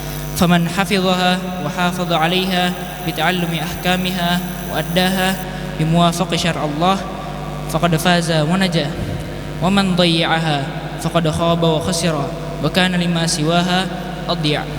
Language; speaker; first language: Arabic; non-native, learner; Indonesian